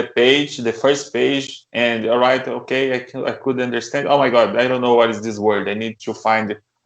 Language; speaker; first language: English; non-native, learner; Portuguese